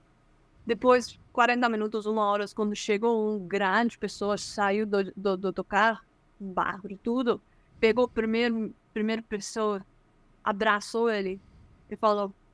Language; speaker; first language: Portuguese; non-native, fluent; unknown